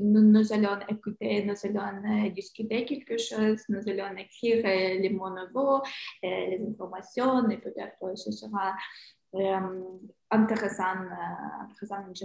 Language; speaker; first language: French; non-native, learner; Ukrainian